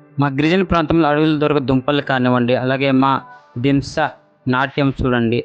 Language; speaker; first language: Telugu; non-native, local second language; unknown